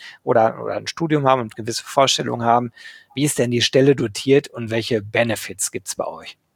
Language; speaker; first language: German; native; German